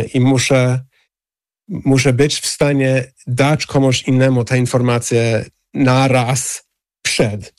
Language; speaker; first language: Polish; non-native, fluent; English